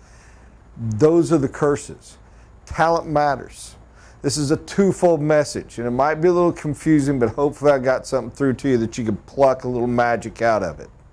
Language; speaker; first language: English; native; English